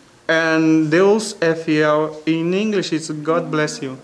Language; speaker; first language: English; non-native, fluent; Portuguese